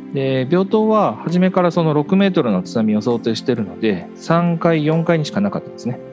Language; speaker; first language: Japanese; native; Japanese